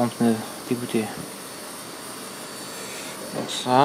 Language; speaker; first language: French; native; French